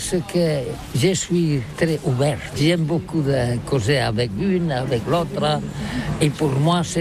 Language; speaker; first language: French; non-native, local second language; Catalan